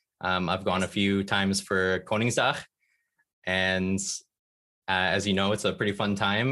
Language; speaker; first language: English; native; English